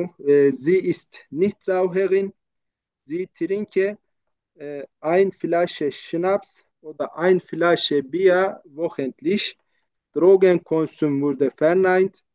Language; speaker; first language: German; non-native, learner; Turkish